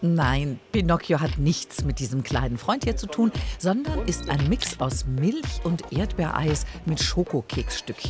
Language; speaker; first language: German; native; German